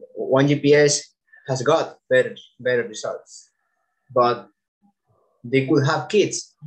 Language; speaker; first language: English; non-native, fluent; Spanish